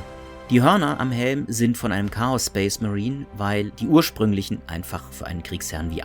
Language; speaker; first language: German; native; German